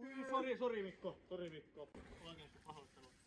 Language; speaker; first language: Finnish; native; Finnish